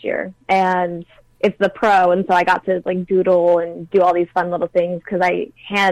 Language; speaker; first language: English; native; English